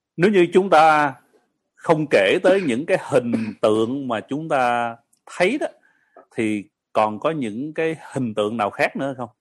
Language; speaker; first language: Vietnamese; early bilingual, heritage; Vietnamese